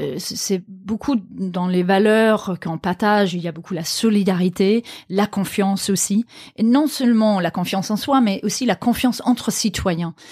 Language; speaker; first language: French; non-native, fluent; Danish